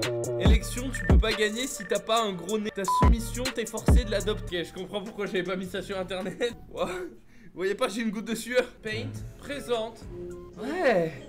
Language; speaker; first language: French; native; French